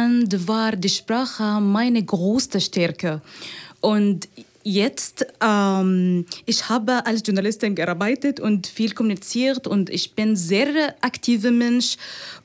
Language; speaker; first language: German; non-native, fluent; Arabic